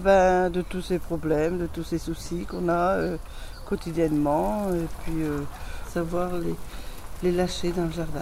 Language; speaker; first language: French; native; French